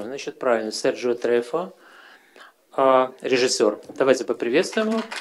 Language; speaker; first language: Russian; native; Russian